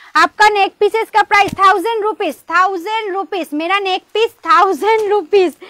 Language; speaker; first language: Hindi; non-native, local second language; Bangla